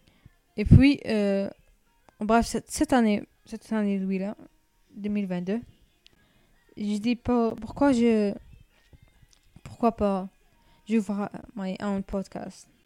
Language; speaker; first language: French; non-native, learner; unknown